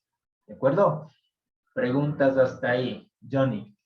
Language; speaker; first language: Spanish; native; Spanish